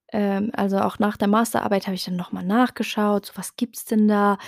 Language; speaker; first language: German; early bilingual, other home language; Riffian